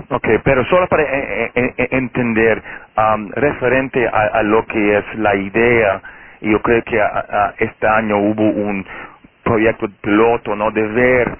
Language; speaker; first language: Spanish; non-native, fluent; Portuguese